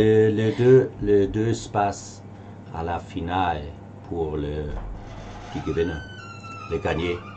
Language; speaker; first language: French; non-native, learner; German